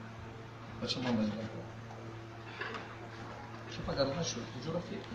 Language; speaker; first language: Russian; non-native, fluent; Tajik